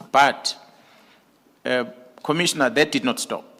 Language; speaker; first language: English; non-native, local second language; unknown